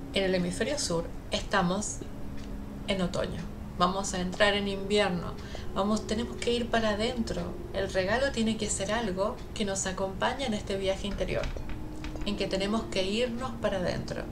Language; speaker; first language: Spanish; native; Spanish